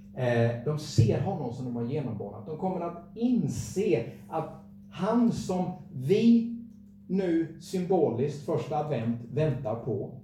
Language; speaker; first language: Swedish; native; Swedish